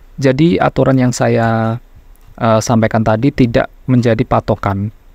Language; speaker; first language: Indonesian; native; Indonesian